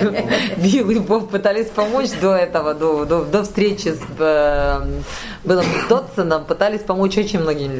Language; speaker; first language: Russian; native; Russian